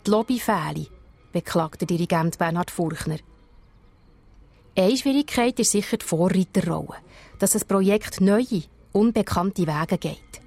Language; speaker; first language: German; native; German